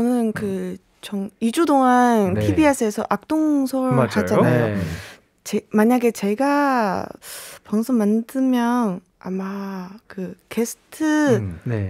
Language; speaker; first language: Korean; non-native, learner; Chinese